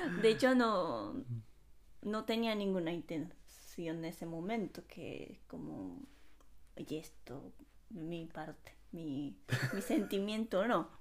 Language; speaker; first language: Spanish; non-native, fluent; Japanese